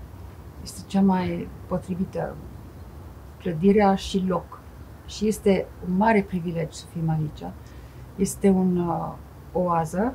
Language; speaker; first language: Romanian; non-native, fluent; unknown